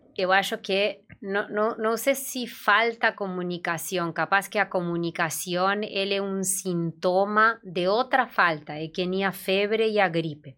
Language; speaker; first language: Portuguese; non-native, fluent; Spanish